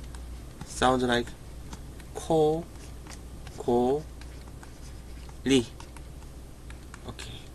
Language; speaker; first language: English; non-native, learner; Korean